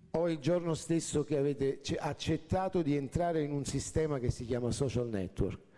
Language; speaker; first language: Italian; native; Italian